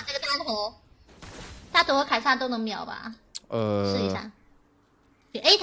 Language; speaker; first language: Chinese; native; Chinese